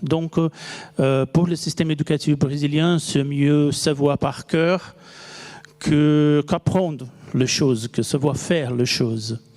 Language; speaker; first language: French; non-native, fluent; Portuguese